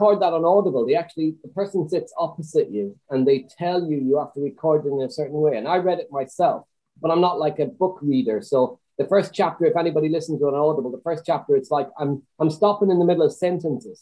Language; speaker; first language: English; native; English